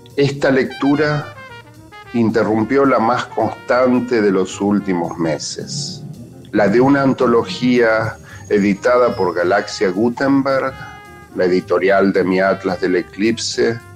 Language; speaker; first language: Spanish; native; Spanish